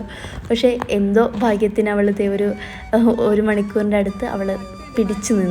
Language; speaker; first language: Malayalam; native; Malayalam